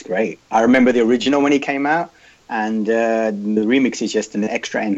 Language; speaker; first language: English; native; English